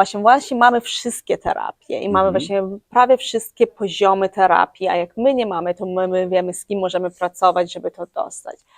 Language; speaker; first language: Polish; early bilingual, heritage; English